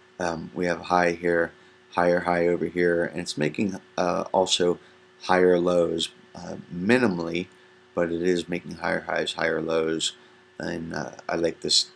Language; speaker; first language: English; native; English